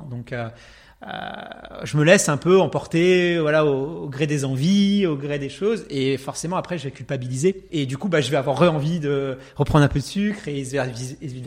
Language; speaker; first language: French; native; French